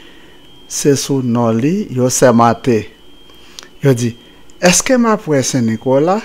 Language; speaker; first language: French; non-native, local second language; Haitian Creole